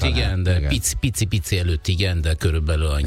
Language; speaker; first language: Hungarian; non-native, fluent; Italian